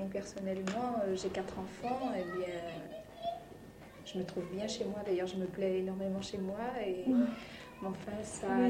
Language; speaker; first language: French; native; French